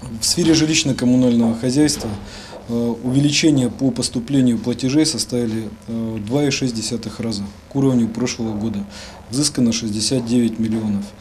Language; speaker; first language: Russian; native; Russian